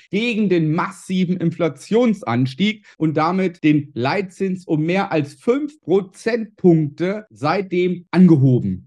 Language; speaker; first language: German; native; German